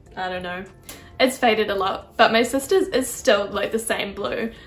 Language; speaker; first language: English; native; English